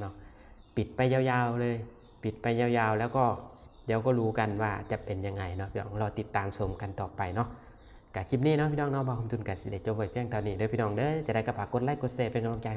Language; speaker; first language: Thai; non-native, local second language; Northeastern Thai